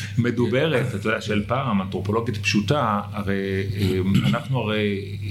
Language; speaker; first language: Hebrew; native; Hebrew